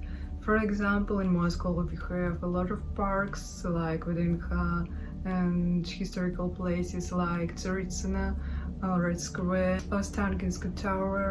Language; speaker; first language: English; non-native, learner; Russian